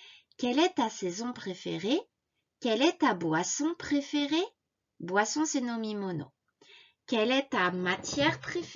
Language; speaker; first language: French; non-native, fluent; Japanese